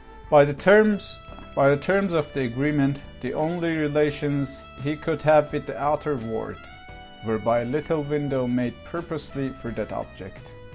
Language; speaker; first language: English; non-native, fluent; Azerbaijani